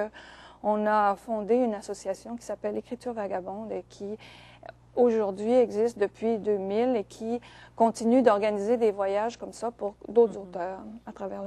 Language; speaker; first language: French; native; French